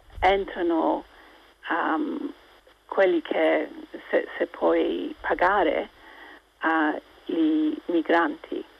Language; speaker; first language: Italian; non-native, local second language; English